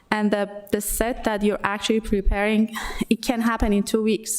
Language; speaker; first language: English; non-native, fluent; Persian